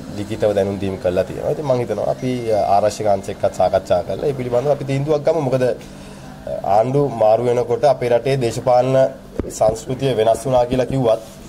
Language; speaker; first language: Sinhala; native; Sinhala